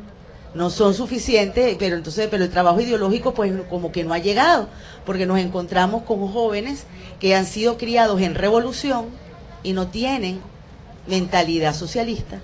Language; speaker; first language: Spanish; native; Spanish